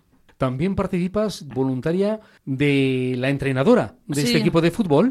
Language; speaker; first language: Spanish; native; Spanish